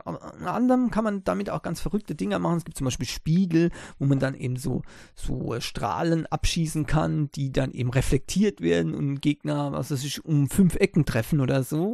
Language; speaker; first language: German; native; German